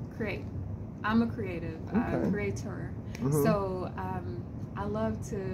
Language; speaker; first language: English; native; English